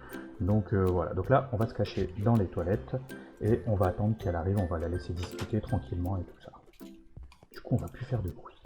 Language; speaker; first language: French; native; French